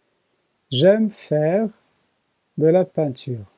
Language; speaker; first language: French; non-native, learner; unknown